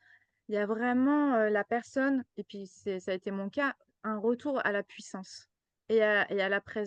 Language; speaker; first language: French; native; French